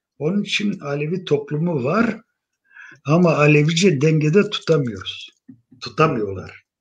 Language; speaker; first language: Turkish; non-native, local second language; Zaza